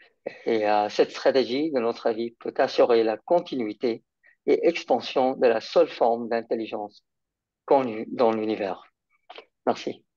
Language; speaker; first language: French; non-native, fluent; English